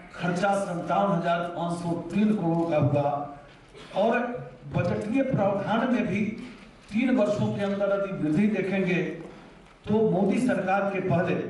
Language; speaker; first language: Hindi; native; Hindi